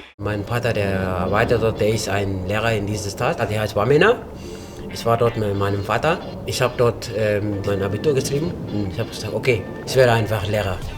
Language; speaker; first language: German; non-native, learner; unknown